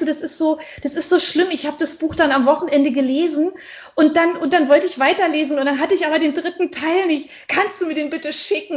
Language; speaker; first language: German; native; German